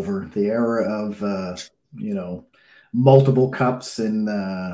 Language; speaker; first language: English; native; English